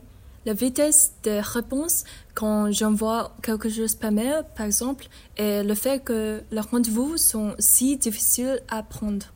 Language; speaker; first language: French; non-native, fluent; Chinese